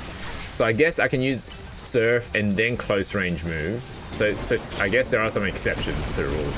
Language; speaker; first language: English; native; English